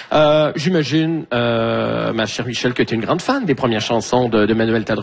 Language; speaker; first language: French; native; French